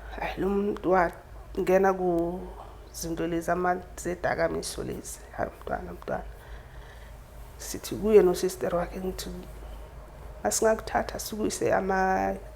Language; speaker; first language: Zulu; native; Zulu